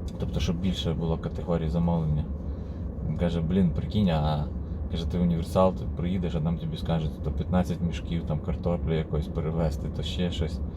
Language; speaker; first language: Ukrainian; non-native, local second language; Russian